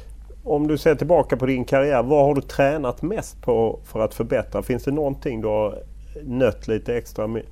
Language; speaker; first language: Swedish; native; Swedish